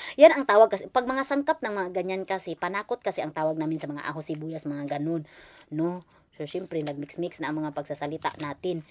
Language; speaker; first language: Filipino; non-native, local second language; Cebuano